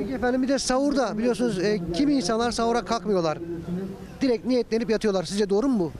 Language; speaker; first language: Turkish; native; Turkish